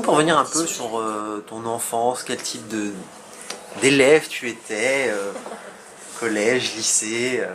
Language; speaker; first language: French; native; French